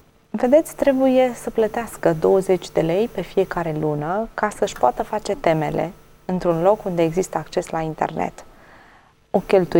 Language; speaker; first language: Romanian; native; Romanian